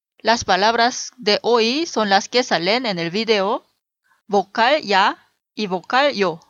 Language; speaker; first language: Spanish; native; Spanish